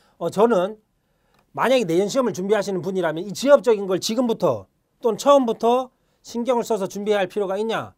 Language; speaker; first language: Korean; native; Korean